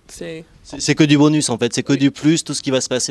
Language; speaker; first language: French; native; French